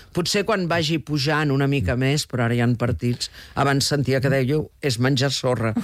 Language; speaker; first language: Catalan; early bilingual, heritage; Catalan